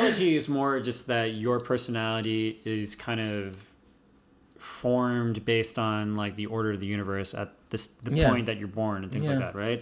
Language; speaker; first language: English; native; English